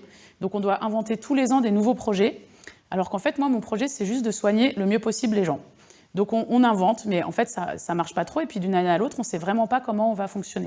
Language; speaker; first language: French; native; French